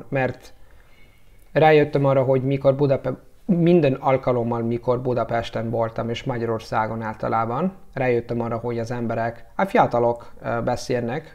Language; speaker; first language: Hungarian; non-native, learner; Italian